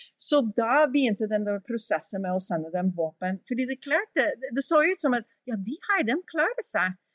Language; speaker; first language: Norwegian; early bilingual, heritage; English